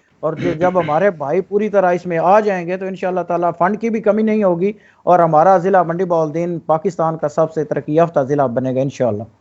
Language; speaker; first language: Urdu; non-native, local second language; Punjabi